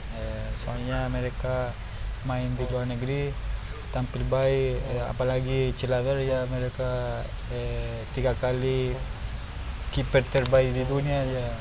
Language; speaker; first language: Indonesian; non-native, learner; Spanish